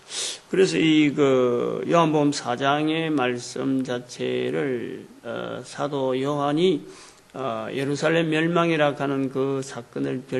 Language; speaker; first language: Korean; native; Korean